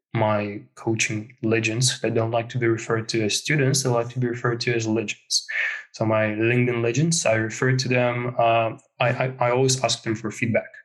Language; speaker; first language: English; non-native, fluent; Russian